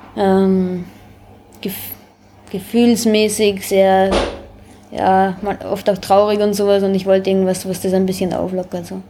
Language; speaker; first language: German; native; German